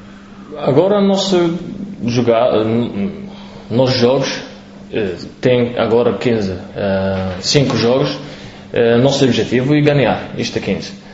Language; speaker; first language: Portuguese; non-native, learner; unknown